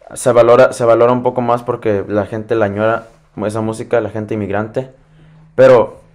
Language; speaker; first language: Spanish; early bilingual, heritage; Spanish